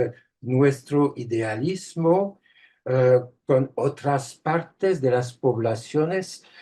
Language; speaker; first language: Spanish; non-native, fluent; French